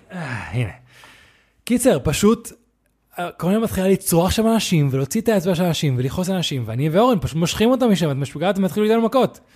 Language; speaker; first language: Hebrew; native; Hebrew